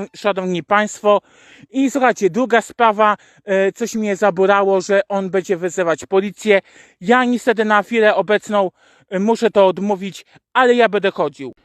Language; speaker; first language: Polish; native; Polish